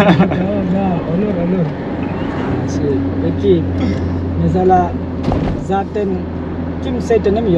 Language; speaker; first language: Turkish; non-native, learner; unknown